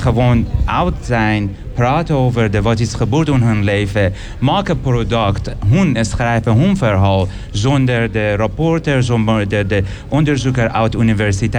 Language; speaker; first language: Dutch; non-native, learner; Persian